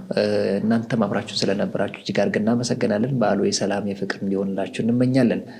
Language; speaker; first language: Amharic; native; Amharic